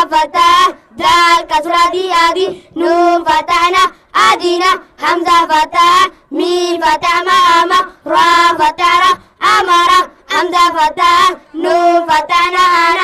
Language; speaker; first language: Arabic; non-native, learner; Somali